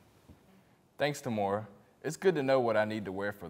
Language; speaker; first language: English; native; English